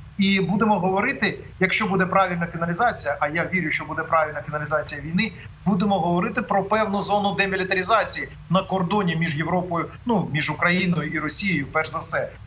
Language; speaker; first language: Ukrainian; native; Ukrainian